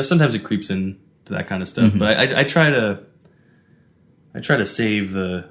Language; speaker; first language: English; native; English